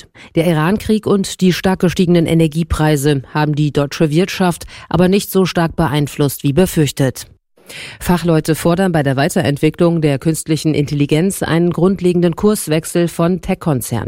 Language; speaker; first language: German; native; German